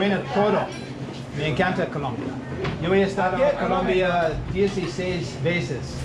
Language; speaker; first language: Spanish; non-native, learner; English